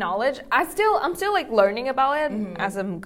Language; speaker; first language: English; non-native, fluent; Vietnamese